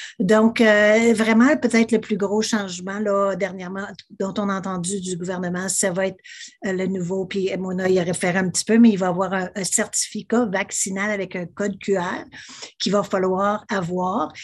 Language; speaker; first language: French; native; French